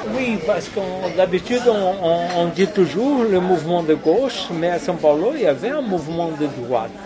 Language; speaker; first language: French; non-native, fluent; Portuguese